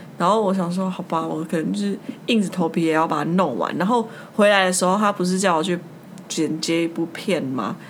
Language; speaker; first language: Chinese; native; Chinese